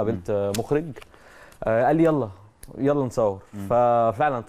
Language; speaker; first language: Arabic; native; Arabic